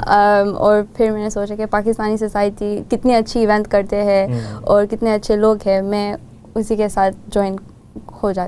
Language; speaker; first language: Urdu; non-native, learner; Gujarati